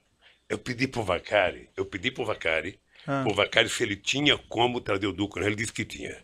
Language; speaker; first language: Portuguese; native; Portuguese